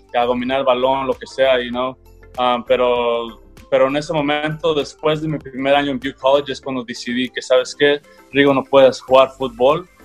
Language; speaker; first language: Spanish; early bilingual, heritage; Spanish